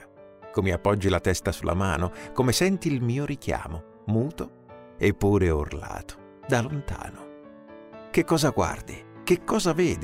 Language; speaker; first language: Italian; native; Italian